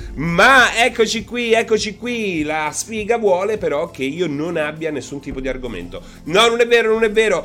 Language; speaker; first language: Italian; native; Italian